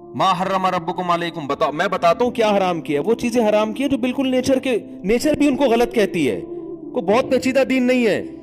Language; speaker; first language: Urdu; native; Urdu